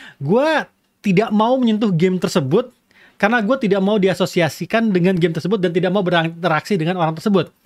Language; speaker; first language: Indonesian; native; Indonesian